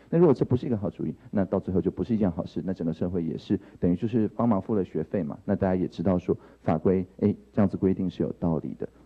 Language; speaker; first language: Chinese; native; Chinese